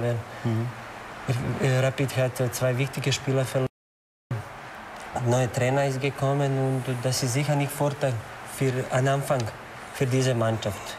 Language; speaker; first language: German; non-native, learner; Croatian